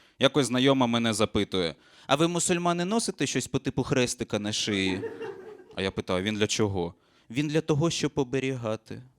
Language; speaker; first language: Ukrainian; non-native, local second language; Russian